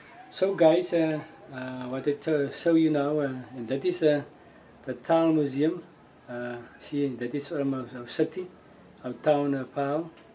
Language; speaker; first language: English; non-native, local second language; Afrikaans